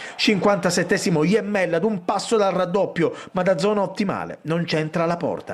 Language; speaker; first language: Italian; native; Italian